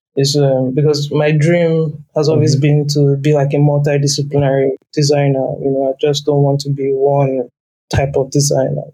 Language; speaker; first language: English; non-native, local second language; Yoruba